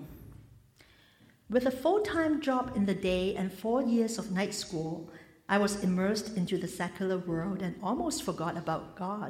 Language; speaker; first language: English; non-native, local second language; Cantonese